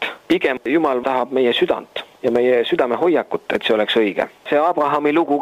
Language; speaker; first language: Estonian; native; Estonian